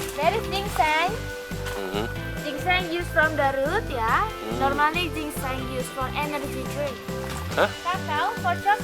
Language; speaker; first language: English; non-native, learner; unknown